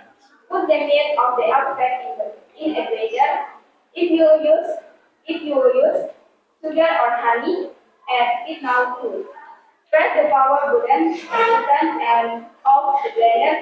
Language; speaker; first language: English; non-native, learner; Indonesian